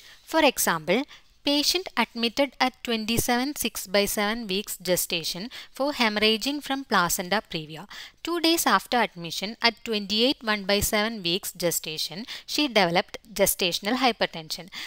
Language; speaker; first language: English; non-native, local second language; Malayalam